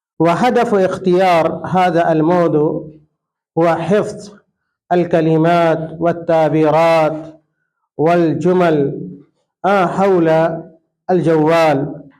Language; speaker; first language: Arabic; non-native, fluent; Urdu